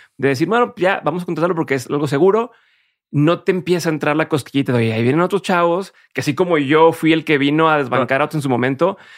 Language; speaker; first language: Spanish; native; Spanish